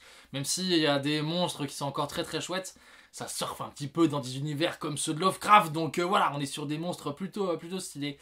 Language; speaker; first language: French; native; French